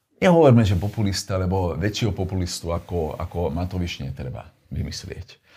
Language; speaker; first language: Slovak; non-native, local second language; Hungarian